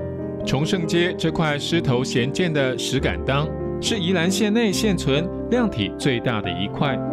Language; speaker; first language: Chinese; native; Chinese